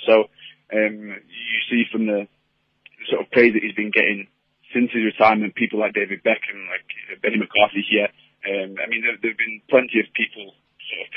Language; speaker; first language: English; native; English